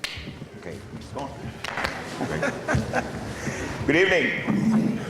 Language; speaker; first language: English; native; English